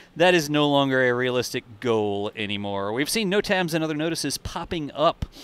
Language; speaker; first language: English; native; English